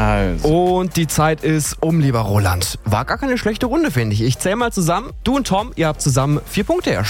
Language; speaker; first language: German; native; German